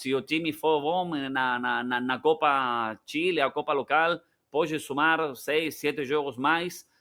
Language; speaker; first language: Portuguese; non-native, learner; Spanish